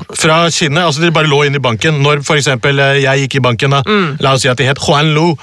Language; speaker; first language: Norwegian; early bilingual, other home language; Urdu